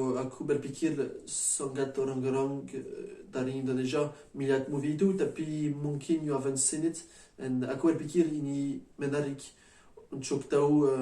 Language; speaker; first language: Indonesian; non-native, learner; French